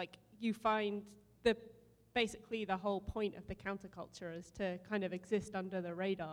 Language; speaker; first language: English; native; English